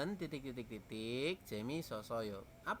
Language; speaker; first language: Korean; non-native, fluent; Indonesian